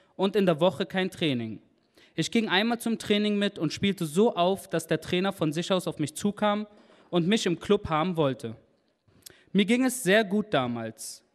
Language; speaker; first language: German; native; German